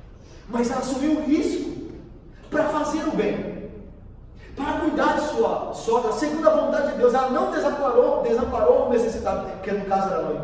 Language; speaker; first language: Portuguese; native; Portuguese